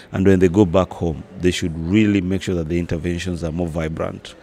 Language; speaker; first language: English; non-native, local second language; Luo (Kenya and Tanzania)